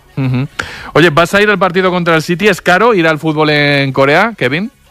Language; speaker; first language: Spanish; native; Spanish